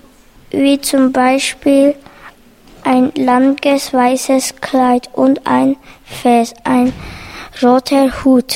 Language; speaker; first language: German; early bilingual, other home language; Turkish